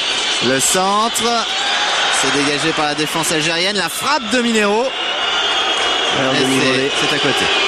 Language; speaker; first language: French; native; French